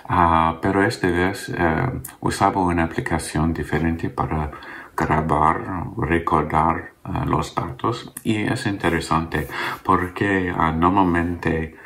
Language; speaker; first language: Spanish; non-native, learner; English